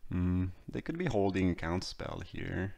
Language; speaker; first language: English; non-native, fluent; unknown